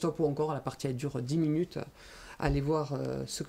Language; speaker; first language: French; native; French